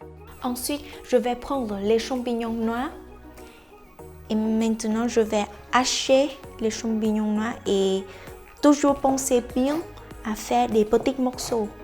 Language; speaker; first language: French; non-native, fluent; Vietnamese